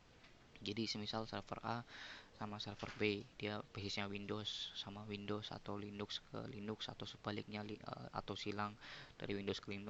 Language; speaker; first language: Indonesian; native; Indonesian